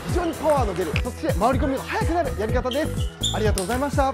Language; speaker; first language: Japanese; native; Japanese